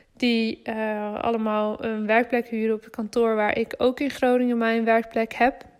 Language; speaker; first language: Dutch; native; Dutch